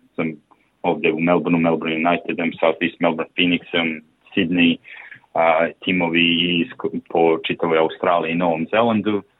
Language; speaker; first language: Serbian; native; Serbian